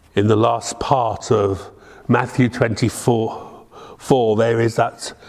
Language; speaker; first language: English; native; English